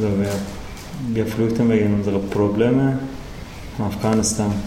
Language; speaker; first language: German; non-native, learner; Persian